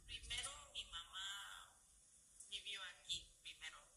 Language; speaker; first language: Spanish; non-native, learner; Korean